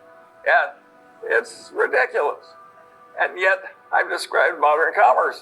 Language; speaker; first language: English; native; English